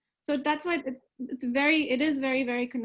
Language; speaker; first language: Hindi; early bilingual, other home language; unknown